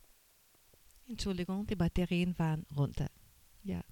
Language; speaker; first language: German; non-native, learner; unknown